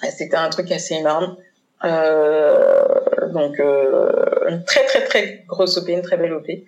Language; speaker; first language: French; early bilingual, other home language; Haitian Creole